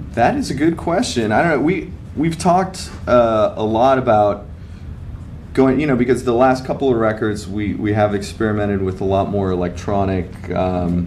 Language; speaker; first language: English; native; English